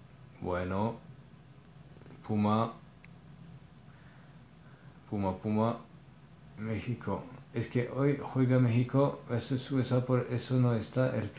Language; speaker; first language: Spanish; non-native, learner; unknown